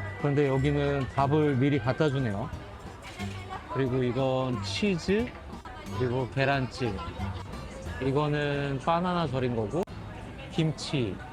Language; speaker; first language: Korean; native; Korean